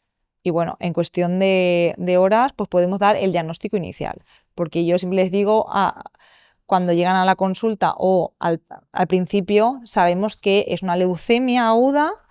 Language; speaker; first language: Spanish; native; Spanish